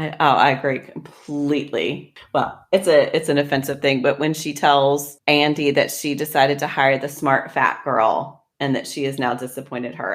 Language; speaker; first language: English; native; English